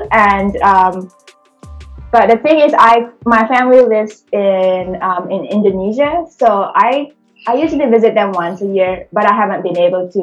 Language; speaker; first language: English; early bilingual, other home language; Indonesian